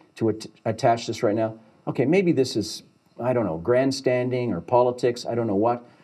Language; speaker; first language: English; native; English